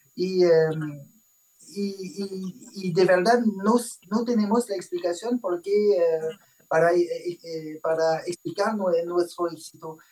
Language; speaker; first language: Spanish; non-native, fluent; French